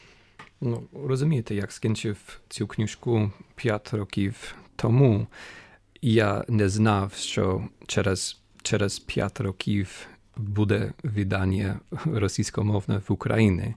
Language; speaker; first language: Ukrainian; non-native, fluent; English